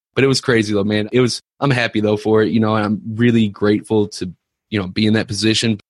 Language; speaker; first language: English; native; English